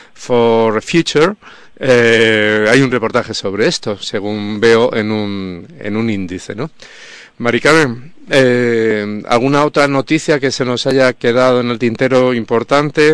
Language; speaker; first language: Spanish; native; Spanish